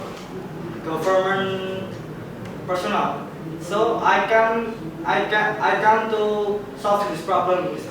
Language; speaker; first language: English; non-native, learner; Indonesian